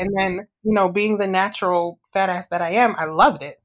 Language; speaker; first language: English; native; English